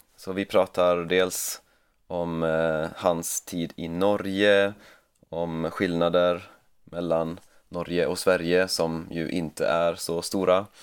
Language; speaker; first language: Swedish; native; Swedish